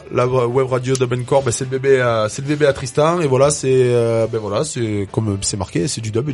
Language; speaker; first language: French; native; French